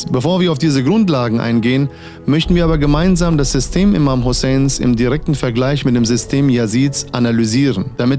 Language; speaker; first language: German; native; German